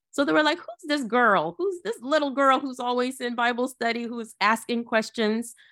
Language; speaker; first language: English; early bilingual, other home language; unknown